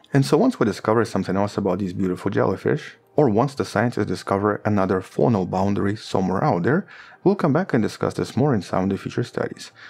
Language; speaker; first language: English; non-native, fluent; Russian